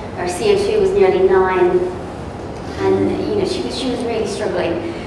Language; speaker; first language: English; native; English